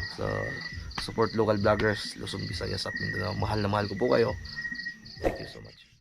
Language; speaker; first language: Filipino; non-native, local second language; Hiligaynon